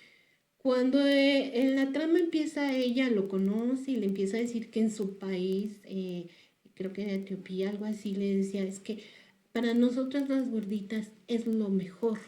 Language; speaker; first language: Spanish; native; Spanish